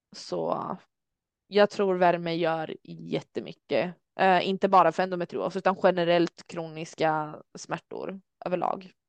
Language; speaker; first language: Swedish; early bilingual, other home language; Albanian